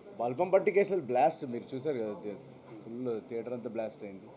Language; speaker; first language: Telugu; native; Telugu